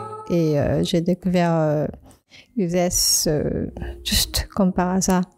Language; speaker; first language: French; non-native, fluent; Japanese